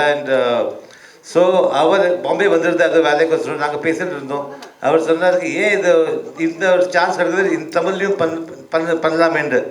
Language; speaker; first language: Tamil; early bilingual, heritage; Tamil